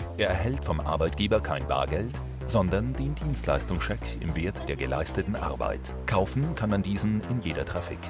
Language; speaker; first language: German; native; German